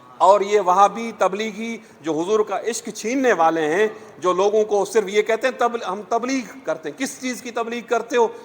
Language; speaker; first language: Urdu; non-native, local second language; Sindhi